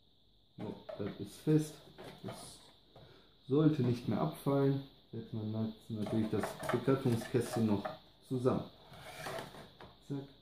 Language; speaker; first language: German; native; German